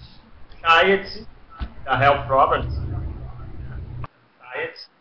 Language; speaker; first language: English; non-native, learner; Portuguese